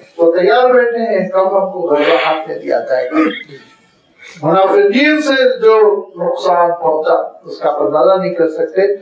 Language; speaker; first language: Urdu; native; Urdu